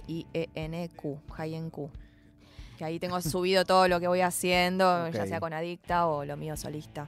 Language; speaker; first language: Spanish; early bilingual, other home language; Chinese